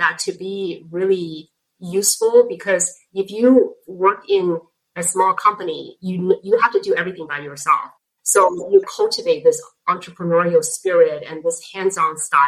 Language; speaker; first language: English; non-native, fluent; Chinese